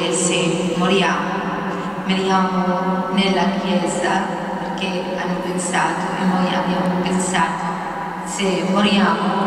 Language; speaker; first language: Italian; non-native, fluent; Arabic